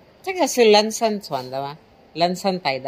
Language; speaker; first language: Chinese; non-native, learner; Filipino